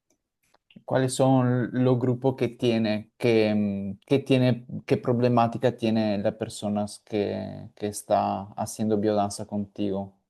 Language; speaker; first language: Spanish; non-native, fluent; Italian